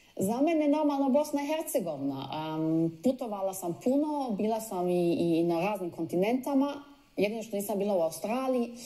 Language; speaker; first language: Croatian; early bilingual, heritage; Croatian